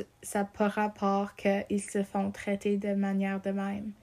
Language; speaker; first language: French; non-native, local second language; English